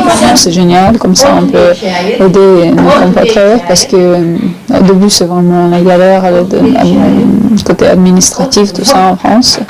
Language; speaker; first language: French; non-native, fluent; Chechen